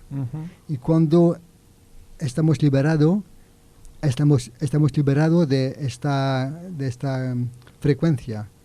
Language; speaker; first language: Spanish; non-native, learner; French